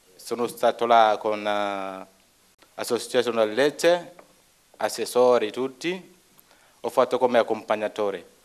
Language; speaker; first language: Italian; non-native, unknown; Luo (Kenya and Tanzania)